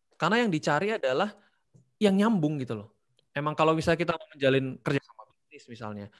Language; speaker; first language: Indonesian; native; Indonesian